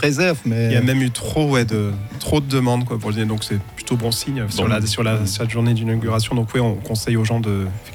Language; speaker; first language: French; native; French